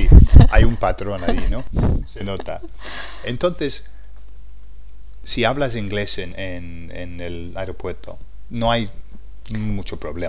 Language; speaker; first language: Spanish; non-native, fluent; English